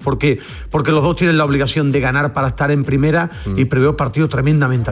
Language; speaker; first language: Spanish; native; Spanish